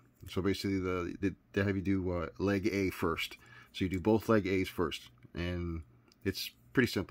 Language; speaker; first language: English; native; English